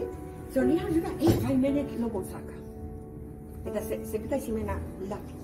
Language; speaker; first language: Finnish; non-native, fluent; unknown